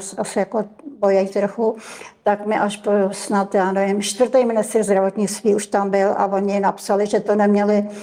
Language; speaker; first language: Czech; native; Czech